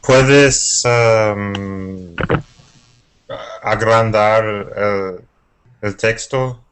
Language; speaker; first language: Spanish; non-native, fluent; English